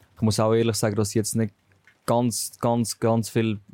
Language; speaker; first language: German; native; German